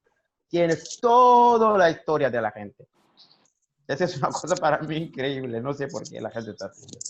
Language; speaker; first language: Spanish; non-native, learner; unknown